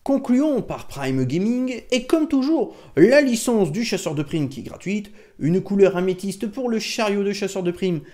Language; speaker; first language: French; native; French